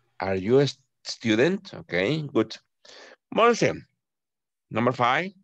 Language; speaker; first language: English; non-native, fluent; Spanish